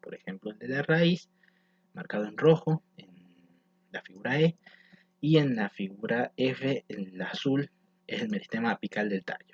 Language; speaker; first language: Spanish; native; Spanish